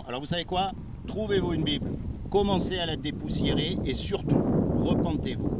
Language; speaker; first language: French; native; French